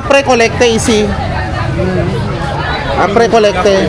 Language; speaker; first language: French; non-native, learner; Filipino